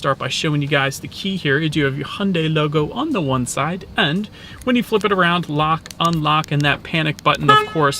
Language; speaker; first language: English; native; English